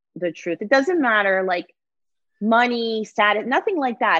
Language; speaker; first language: English; native; English